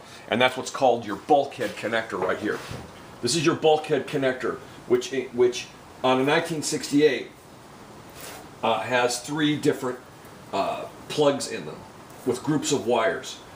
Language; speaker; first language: English; native; English